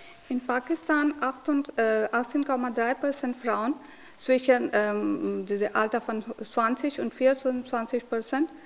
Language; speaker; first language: German; non-native, learner; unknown